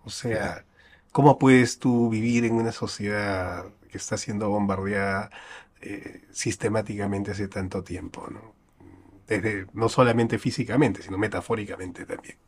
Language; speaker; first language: Spanish; native; Spanish